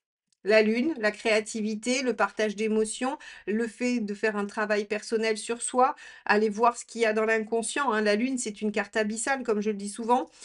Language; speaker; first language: French; native; French